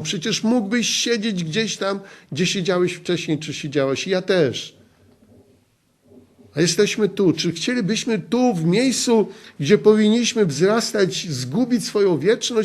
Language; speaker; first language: Polish; native; Polish